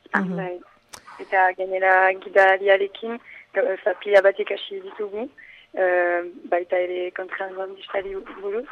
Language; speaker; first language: Basque; non-native, learner; French